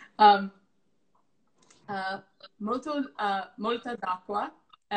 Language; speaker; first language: Italian; non-native, learner; English